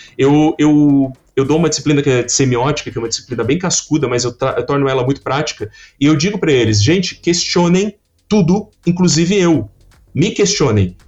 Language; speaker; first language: Portuguese; native; Portuguese